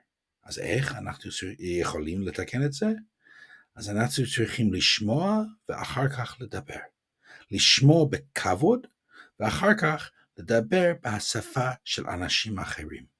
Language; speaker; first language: Hebrew; non-native, fluent; English